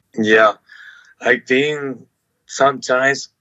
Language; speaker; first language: English; non-native, learner; Spanish